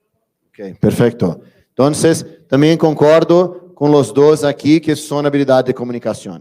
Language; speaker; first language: Spanish; non-native, learner; Portuguese